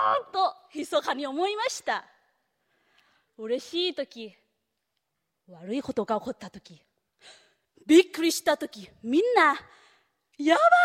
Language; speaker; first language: Japanese; non-native, fluent; Thai